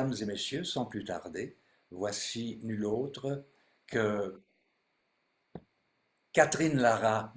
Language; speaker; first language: French; native; French